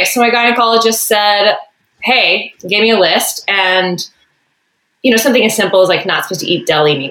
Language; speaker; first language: English; native; English